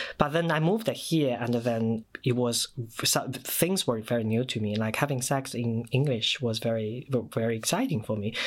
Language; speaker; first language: English; non-native, fluent; Chinese